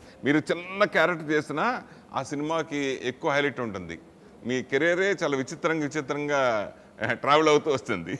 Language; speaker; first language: Telugu; native; Telugu